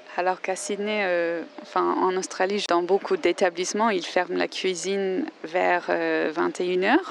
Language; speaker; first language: French; non-native, fluent; English